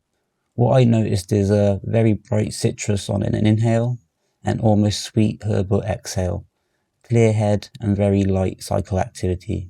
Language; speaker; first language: English; native; English